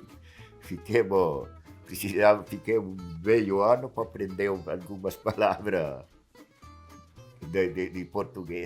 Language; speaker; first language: Portuguese; non-native, local second language; Italian